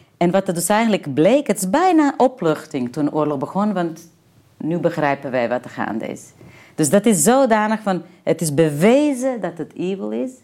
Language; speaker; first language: Dutch; non-native, fluent; Serbian